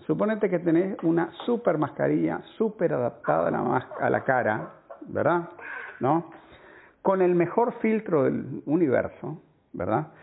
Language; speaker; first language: Spanish; native; Spanish